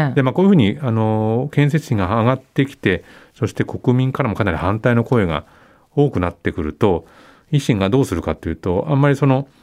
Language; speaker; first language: Japanese; native; Japanese